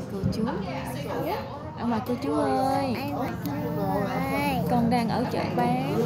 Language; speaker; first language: Vietnamese; native; Vietnamese